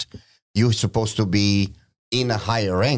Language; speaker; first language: English; non-native, fluent; Romanian